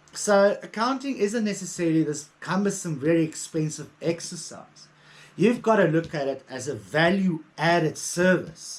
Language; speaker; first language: English; native; English